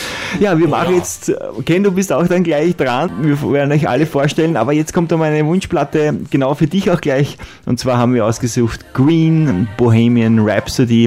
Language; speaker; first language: German; native; German